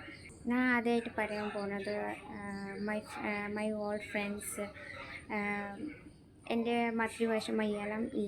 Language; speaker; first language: Malayalam; non-native, local second language; Bangla